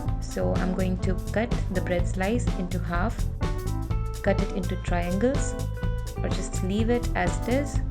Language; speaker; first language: English; non-native, local second language; Hindi